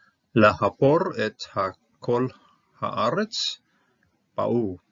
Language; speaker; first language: Hebrew; non-native, fluent; English